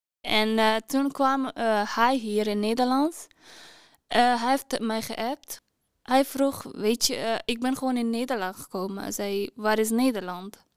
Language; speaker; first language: Dutch; non-native, learner; Persian